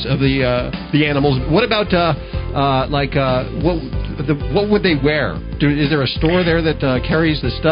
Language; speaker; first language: English; native; English